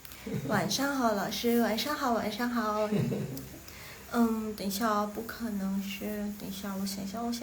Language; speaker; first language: Chinese; non-native, fluent; Indonesian